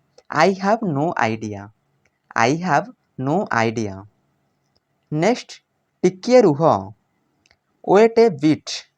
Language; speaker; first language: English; non-native, local second language; Odia